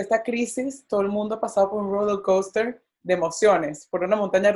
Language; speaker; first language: Spanish; native; Spanish